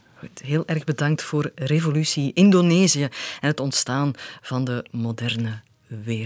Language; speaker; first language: Dutch; native; Dutch